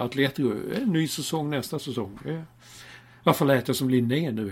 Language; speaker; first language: Swedish; native; Swedish